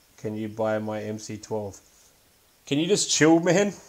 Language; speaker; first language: English; native; English